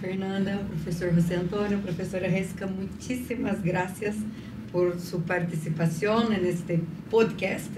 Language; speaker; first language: Spanish; non-native, fluent; Portuguese